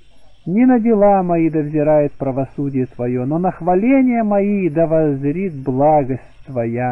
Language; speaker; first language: Russian; native; Russian